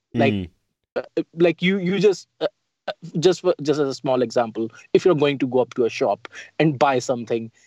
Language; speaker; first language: English; non-native, local second language; Hindi